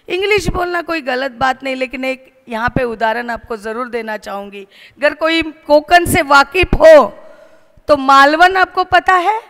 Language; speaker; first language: Hindi; non-native, local second language; Marathi